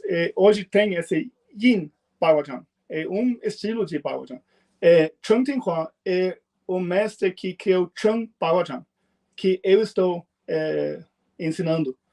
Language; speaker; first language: Portuguese; non-native, fluent; Swedish